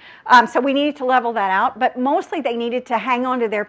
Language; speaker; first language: English; native; English